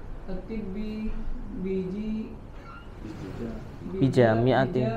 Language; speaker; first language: Arabic; non-native, learner; Indonesian